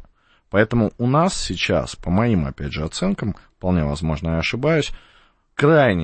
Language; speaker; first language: Russian; native; Russian